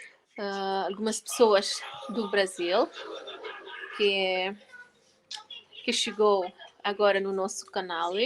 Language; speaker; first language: Portuguese; non-native, local second language; Tetum